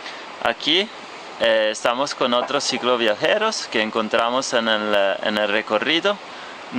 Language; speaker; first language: Spanish; non-native, fluent; Italian